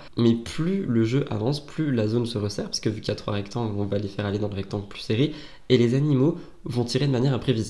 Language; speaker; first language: French; native; French